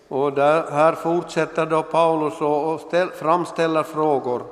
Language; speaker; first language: Swedish; non-native, local second language; Finnish